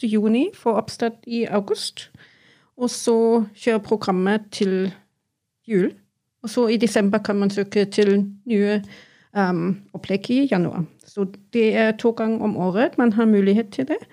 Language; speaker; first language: Norwegian; non-native, fluent; German